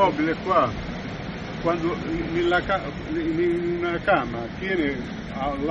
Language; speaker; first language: Spanish; non-native, learner; Italian